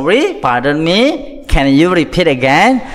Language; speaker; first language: English; non-native, fluent; Indonesian